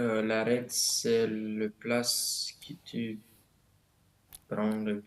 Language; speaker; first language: French; non-native, learner; Romanian